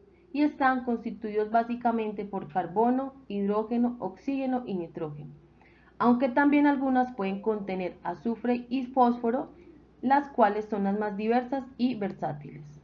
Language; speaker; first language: Spanish; native; Spanish